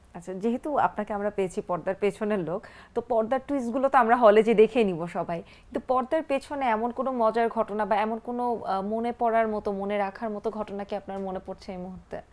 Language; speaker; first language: Bangla; native; Bangla